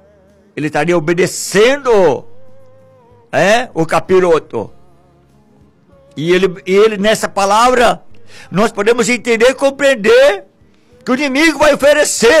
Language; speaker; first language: Portuguese; native; Portuguese